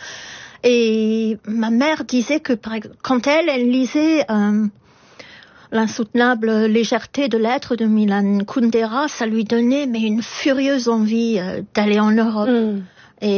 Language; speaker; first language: French; non-native, fluent; English